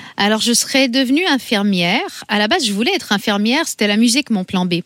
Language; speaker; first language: French; native; French